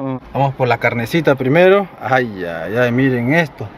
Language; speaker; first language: Spanish; native; Spanish